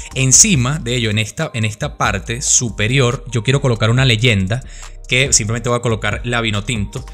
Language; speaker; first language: Spanish; native; Spanish